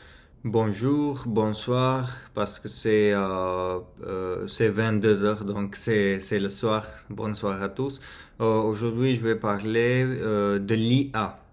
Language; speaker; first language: French; non-native, fluent; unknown